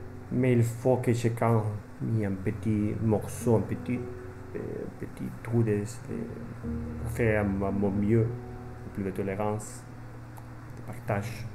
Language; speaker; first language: French; non-native, fluent; Spanish